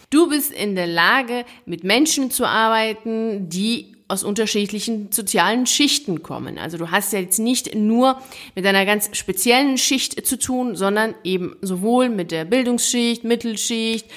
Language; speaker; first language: German; native; German